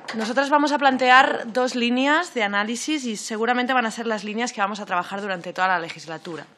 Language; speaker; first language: Spanish; non-native, local second language; Catalan